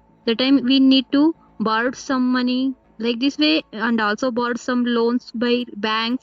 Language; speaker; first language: English; non-native, learner; Kannada